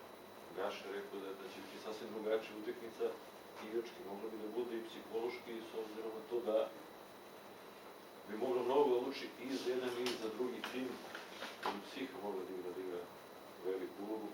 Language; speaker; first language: Serbian; native; Serbian